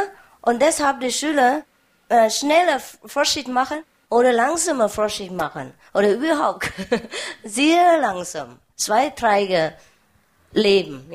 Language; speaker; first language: German; non-native, learner; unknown